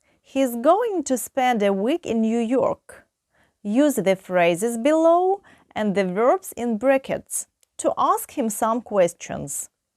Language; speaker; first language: English; non-native, fluent; Ukrainian